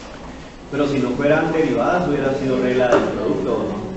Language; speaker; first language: Spanish; native; Spanish